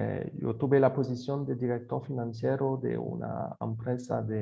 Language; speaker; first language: Spanish; non-native, fluent; French